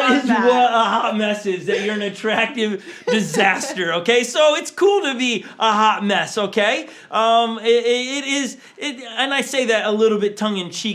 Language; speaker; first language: English; native; English